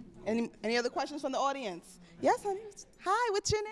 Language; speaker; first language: English; native; English